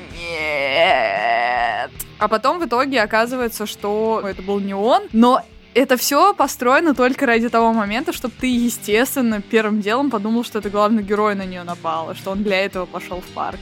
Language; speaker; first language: Russian; native; Russian